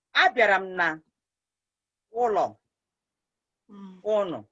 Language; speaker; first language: Igbo; native; Igbo